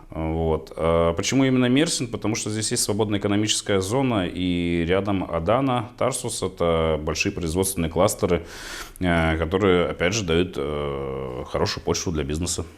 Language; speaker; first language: Russian; native; Russian